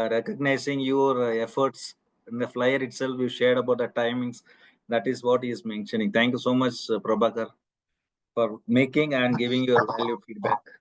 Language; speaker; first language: English; non-native, local second language; Tamil